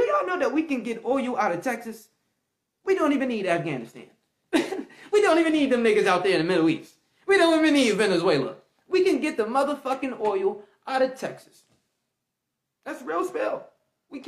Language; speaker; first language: English; native; English